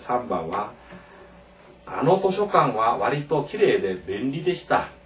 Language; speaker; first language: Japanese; non-native, fluent; Korean